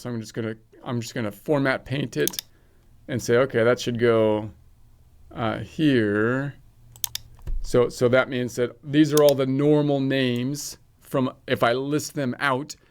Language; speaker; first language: English; native; English